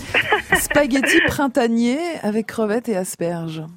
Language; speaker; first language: French; native; French